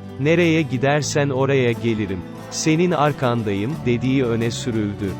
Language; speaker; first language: Turkish; native; Turkish